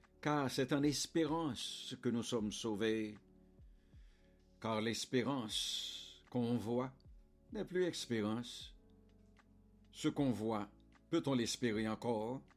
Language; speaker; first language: French; non-native, local second language; Haitian Creole